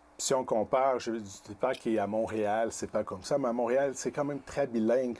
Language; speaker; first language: French; non-native, fluent; Portuguese